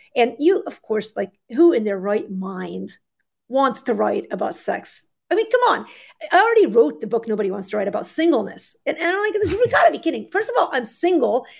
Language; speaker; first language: English; early bilingual, other home language; Arabic